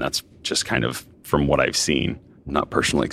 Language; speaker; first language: English; native; English